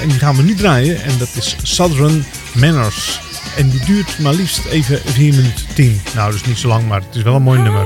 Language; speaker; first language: Dutch; native; Dutch